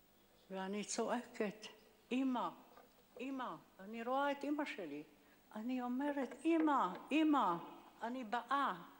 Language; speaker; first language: Hebrew; non-native, fluent; Hungarian